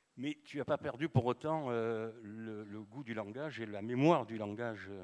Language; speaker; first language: French; native; French